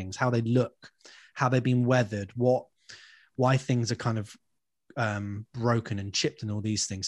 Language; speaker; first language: English; native; English